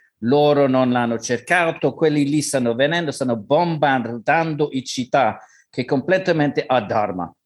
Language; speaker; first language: Italian; non-native, learner; English